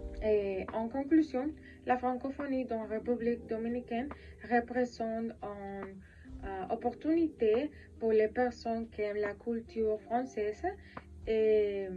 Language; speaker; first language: French; non-native, learner; Spanish